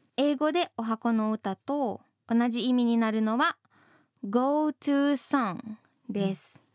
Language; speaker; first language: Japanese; non-native, fluent; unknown